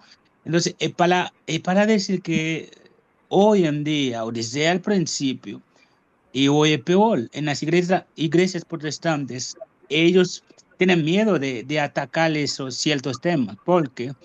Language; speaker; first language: Spanish; non-native, fluent; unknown